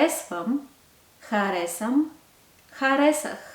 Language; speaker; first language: Bulgarian; non-native, fluent; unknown